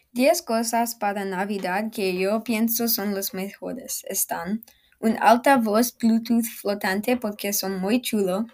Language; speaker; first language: Spanish; non-native, learner; English